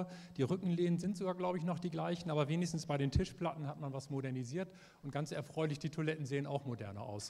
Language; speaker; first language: German; native; German